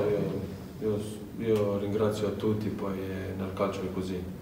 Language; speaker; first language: Italian; non-native, fluent; Serbian